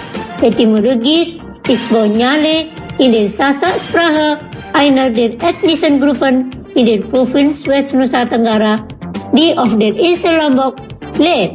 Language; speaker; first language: German; non-native, fluent; Indonesian